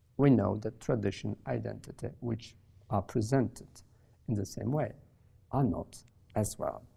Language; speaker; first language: English; non-native, fluent; Polish